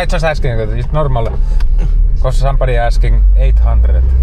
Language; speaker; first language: English; non-native, learner; Finnish